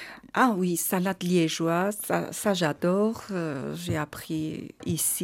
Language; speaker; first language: French; non-native, learner; Armenian